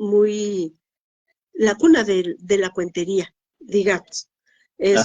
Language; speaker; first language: Spanish; native; Spanish